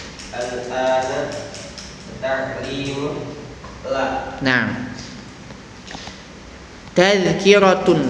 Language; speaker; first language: Arabic; non-native, fluent; Indonesian